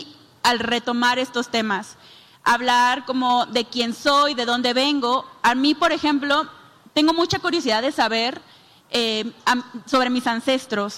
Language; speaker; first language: Spanish; native; Spanish